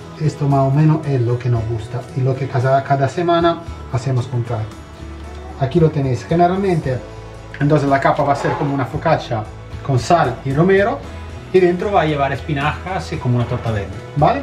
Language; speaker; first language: Spanish; non-native, fluent; Italian